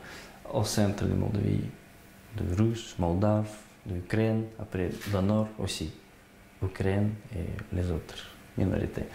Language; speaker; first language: French; non-native, learner; Gagauz